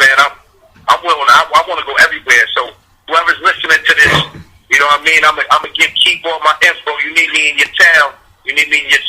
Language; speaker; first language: English; native; English